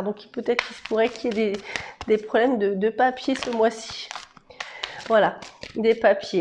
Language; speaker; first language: French; native; French